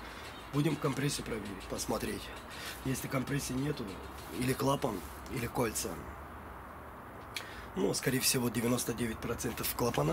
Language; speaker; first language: Russian; non-native, fluent; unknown